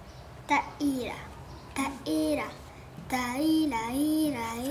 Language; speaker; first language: Arabic; non-native, learner; French